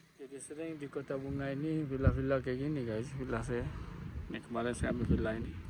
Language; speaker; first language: Indonesian; early bilingual, heritage; Arabic